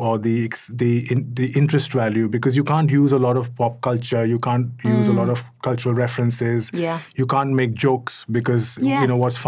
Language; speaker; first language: English; non-native, local second language; Hindi